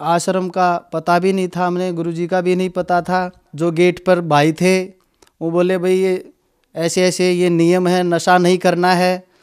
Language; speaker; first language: Hindi; native; Hindi